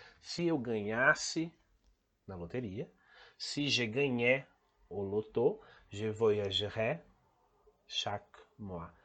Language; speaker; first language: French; non-native, fluent; Portuguese